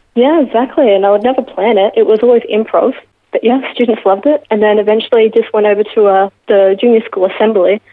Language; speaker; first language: English; native; English